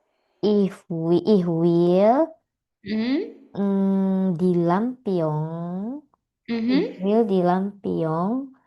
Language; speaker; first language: German; non-native, learner; Indonesian